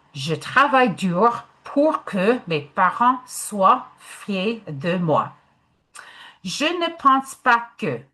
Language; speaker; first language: French; non-native, fluent; English